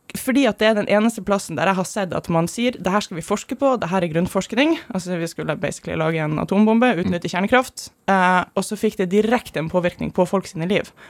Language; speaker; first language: Norwegian; early bilingual, other home language; German